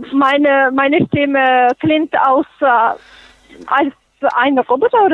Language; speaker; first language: German; non-native, fluent; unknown